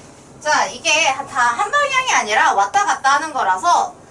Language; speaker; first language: Korean; native; Korean